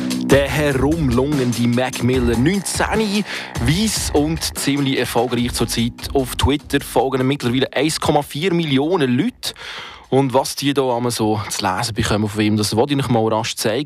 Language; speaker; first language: German; native; German